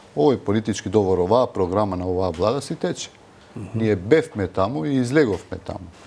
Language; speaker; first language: Macedonian; non-native, local second language; Albanian